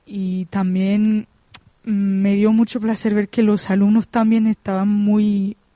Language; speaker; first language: Spanish; non-native, fluent; French